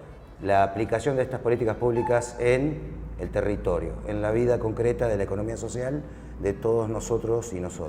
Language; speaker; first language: Spanish; native; Spanish